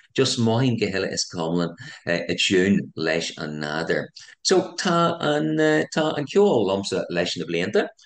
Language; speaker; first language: Irish; non-native, local second language; English